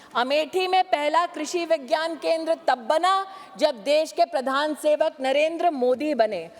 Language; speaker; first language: Hindi; native; Hindi